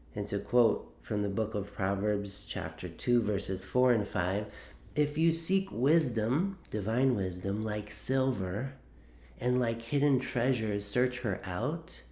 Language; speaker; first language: English; native; English